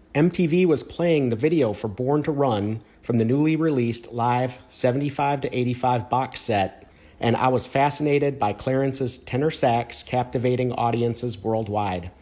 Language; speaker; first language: English; native; English